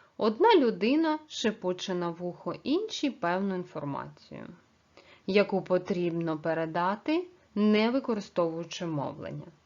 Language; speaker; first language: Ukrainian; native; Ukrainian